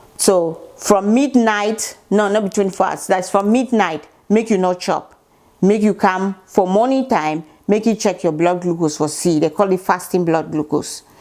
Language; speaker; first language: Nigerian Pidgin; native; Nigerian Pidgin